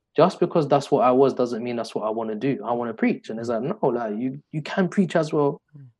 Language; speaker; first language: English; native; English